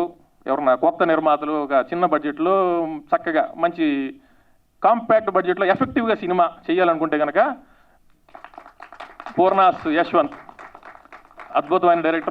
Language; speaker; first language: Telugu; native; Telugu